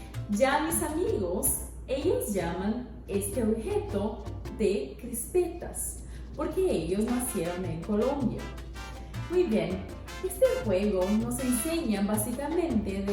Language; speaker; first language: Spanish; non-native, fluent; Portuguese